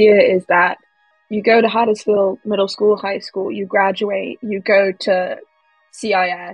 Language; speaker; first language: English; native; English